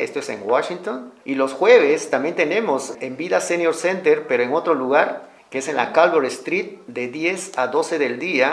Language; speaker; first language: Spanish; native; Spanish